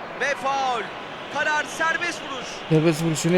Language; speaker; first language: Turkish; native; Turkish